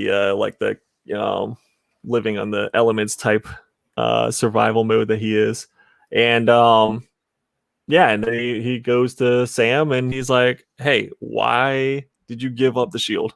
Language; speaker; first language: English; native; English